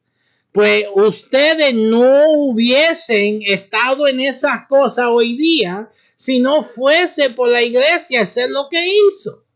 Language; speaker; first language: Spanish; early bilingual, heritage; Spanish